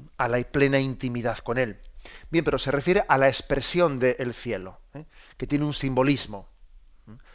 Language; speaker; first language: Spanish; native; Spanish